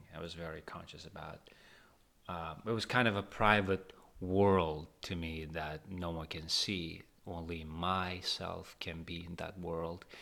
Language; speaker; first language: English; non-native, fluent; Uzbek